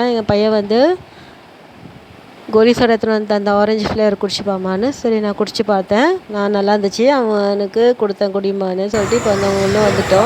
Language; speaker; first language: Tamil; native; Tamil